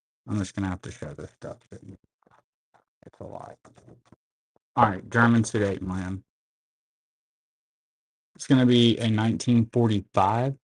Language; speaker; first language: English; native; English